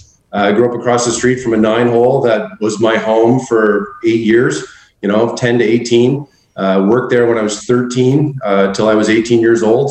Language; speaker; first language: English; native; English